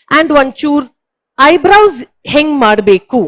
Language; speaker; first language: Kannada; non-native, learner; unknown